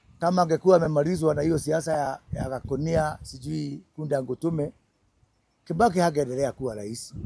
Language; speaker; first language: Swahili; native; Swahili